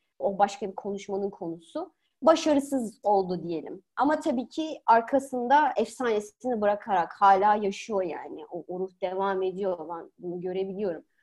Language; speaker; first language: Turkish; native; Turkish